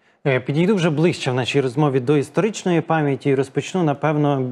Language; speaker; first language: Ukrainian; native; Ukrainian